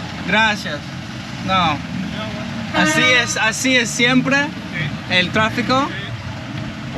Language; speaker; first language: Spanish; non-native, learner; English